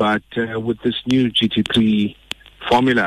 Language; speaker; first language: English; non-native, local second language; Xhosa